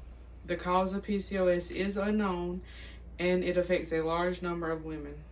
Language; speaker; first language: English; native; English